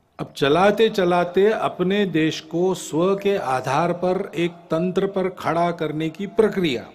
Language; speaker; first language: Hindi; non-native, local second language; Marathi